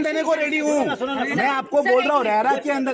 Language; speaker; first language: Hindi; non-native, local second language; Marathi